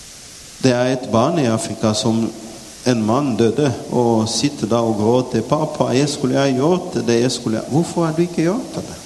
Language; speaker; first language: Norwegian; non-native, fluent; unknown